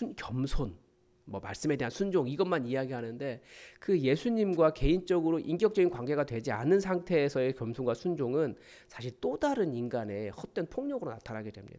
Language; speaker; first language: Korean; native; Korean